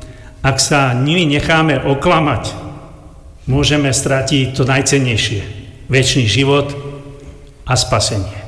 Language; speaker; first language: Slovak; native; Slovak